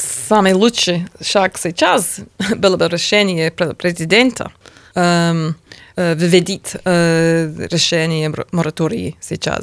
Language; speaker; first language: Russian; non-native, learner; English